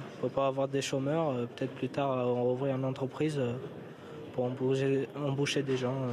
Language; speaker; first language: French; non-native, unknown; Albanian